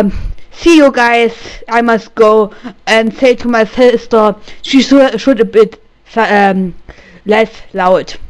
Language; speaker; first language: English; non-native, learner; German